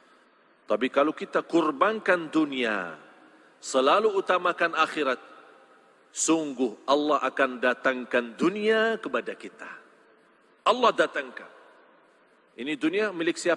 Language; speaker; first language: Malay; non-native, fluent; Arabic